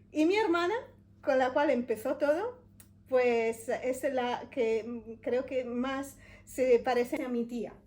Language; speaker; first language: Spanish; non-native, fluent; Italian